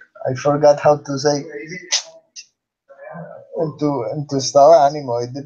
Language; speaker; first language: English; non-native, learner; Spanish